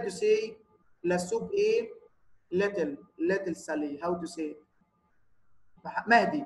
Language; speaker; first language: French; non-native, fluent; Arabic